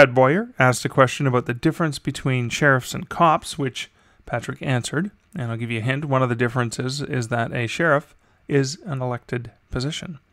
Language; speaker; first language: English; native; English